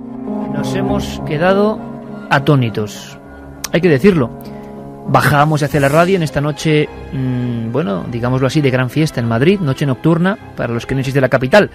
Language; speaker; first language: Spanish; native; Spanish